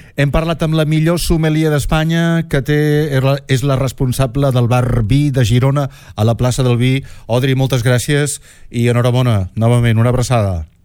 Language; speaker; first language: Catalan; native; Catalan